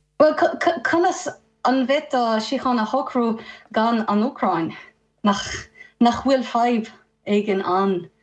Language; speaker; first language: Irish; non-native, fluent; Ukrainian